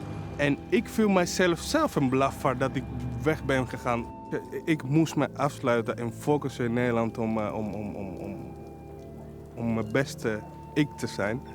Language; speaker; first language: Dutch; non-native, fluent; Spanish